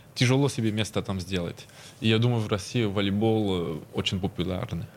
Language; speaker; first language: Russian; early bilingual, heritage; Russian